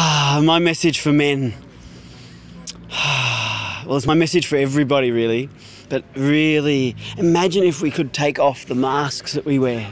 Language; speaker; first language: English; native; English